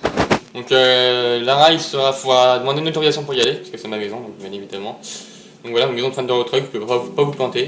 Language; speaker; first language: French; native; French